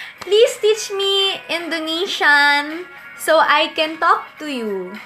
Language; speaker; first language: English; non-native, local second language; Filipino